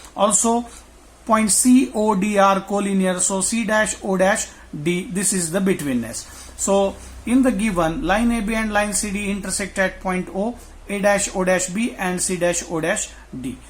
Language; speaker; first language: English; non-native, local second language; Marathi